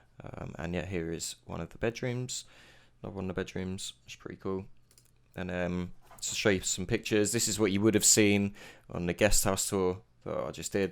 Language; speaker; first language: English; native; English